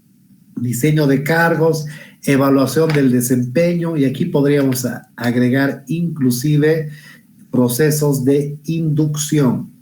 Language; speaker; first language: Spanish; native; Spanish